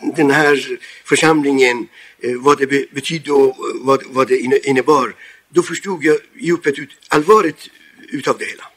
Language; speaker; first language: Swedish; non-native, fluent; Persian